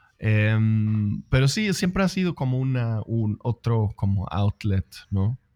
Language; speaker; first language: Spanish; non-native, fluent; Swedish